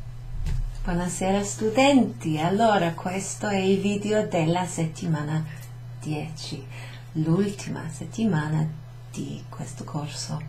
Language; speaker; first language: Italian; non-native, fluent; English